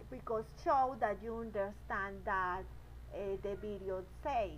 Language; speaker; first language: English; non-native, learner; Spanish